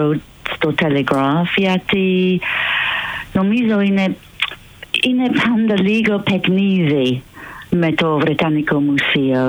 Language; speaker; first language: Greek; non-native, fluent; English